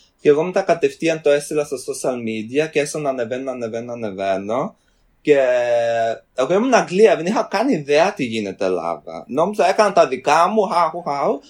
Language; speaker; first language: Greek; early bilingual, other home language; Albanian